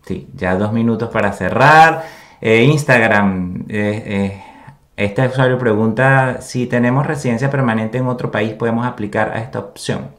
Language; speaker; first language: Spanish; native; Spanish